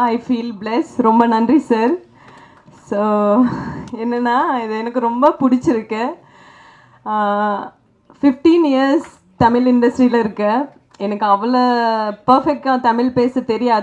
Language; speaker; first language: Tamil; non-native, local second language; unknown